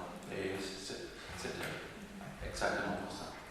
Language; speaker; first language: French; non-native, local second language; German